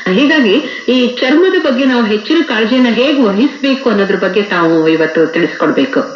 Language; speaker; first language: Kannada; native; Kannada